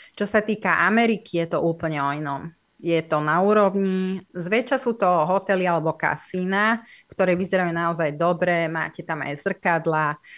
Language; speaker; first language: Slovak; non-native, local second language; Hungarian